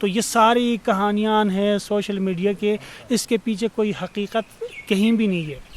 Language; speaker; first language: Urdu; non-native, local second language; Khowar